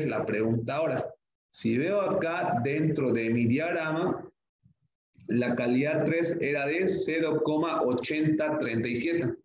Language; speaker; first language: Spanish; native; Spanish